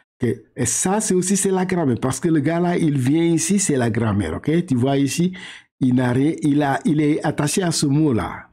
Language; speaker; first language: French; non-native, local second language; Wolof